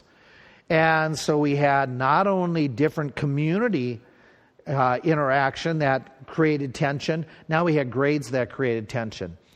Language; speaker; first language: English; native; English